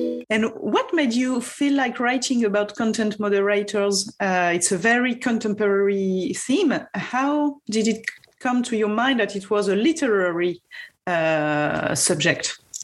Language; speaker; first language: English; non-native, fluent; French